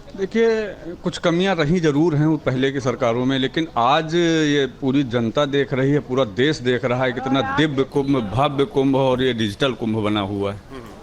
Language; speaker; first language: Hindi; native; Hindi